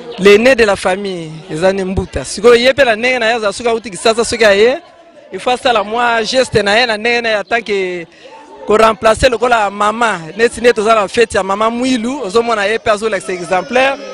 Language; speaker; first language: Lingala; non-native, local second language; Kongo